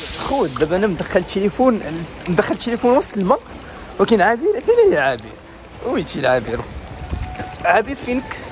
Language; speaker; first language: Arabic; native; Arabic